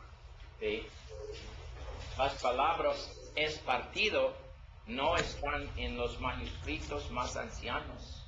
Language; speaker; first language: Spanish; non-native, learner; English